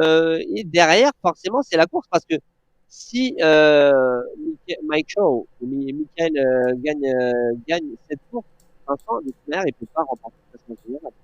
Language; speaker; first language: French; native; French